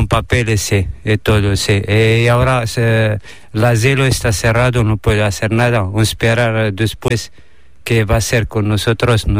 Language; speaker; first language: Spanish; non-native, learner; Arabic